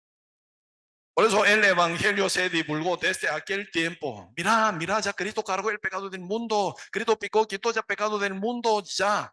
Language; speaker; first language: Spanish; non-native, learner; Korean